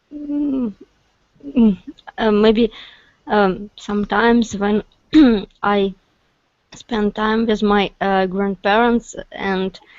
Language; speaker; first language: English; non-native, learner; Russian